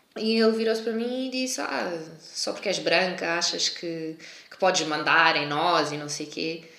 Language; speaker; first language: Portuguese; native; Portuguese